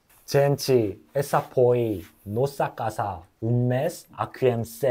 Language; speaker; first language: Portuguese; non-native, learner; Korean